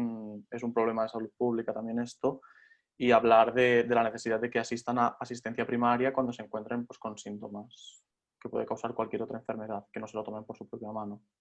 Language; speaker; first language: Spanish; native; Spanish